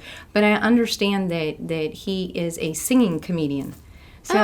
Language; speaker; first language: English; native; English